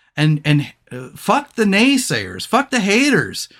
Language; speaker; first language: English; native; English